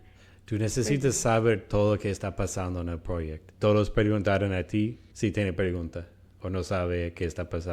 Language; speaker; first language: Spanish; non-native, fluent; English